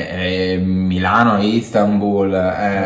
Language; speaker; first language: Turkish; non-native, learner; Italian